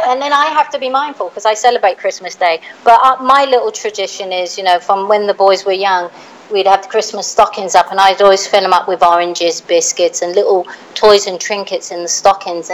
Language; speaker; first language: English; native; English